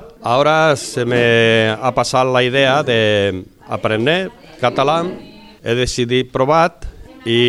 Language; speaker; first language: Catalan; non-native, learner; Spanish